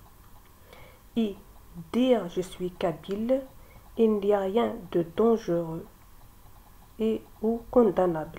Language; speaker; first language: French; non-native, local second language; Kabyle